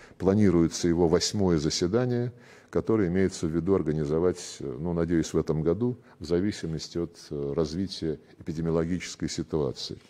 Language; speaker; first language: Russian; native; Russian